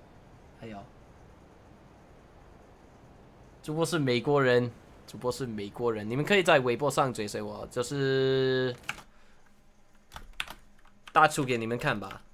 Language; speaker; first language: Chinese; non-native, learner; English